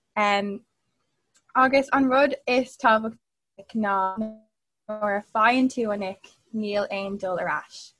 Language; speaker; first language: Irish; non-native, local second language; English